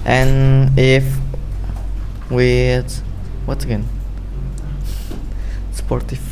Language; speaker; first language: English; non-native, learner; Indonesian